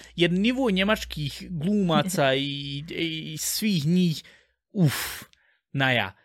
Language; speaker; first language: Bosnian; early bilingual, heritage; Bosnian